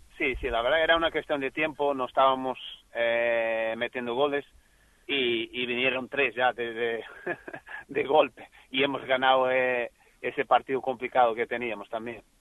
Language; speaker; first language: Spanish; non-native, fluent; Portuguese